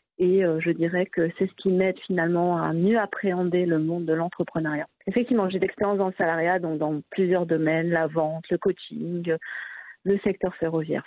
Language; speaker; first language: French; early bilingual, other home language; Arabic